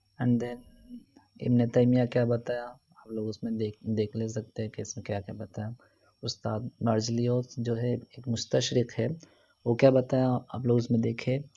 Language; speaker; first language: Urdu; non-native, local second language; Malayalam